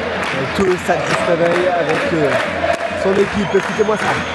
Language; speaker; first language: French; native; French